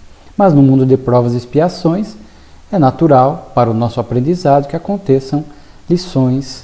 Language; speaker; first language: Portuguese; native; Portuguese